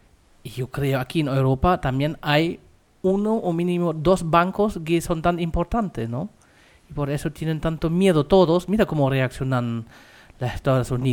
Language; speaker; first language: Spanish; non-native, fluent; German